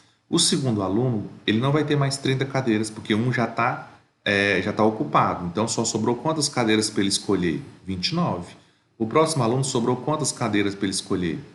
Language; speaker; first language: Portuguese; native; Portuguese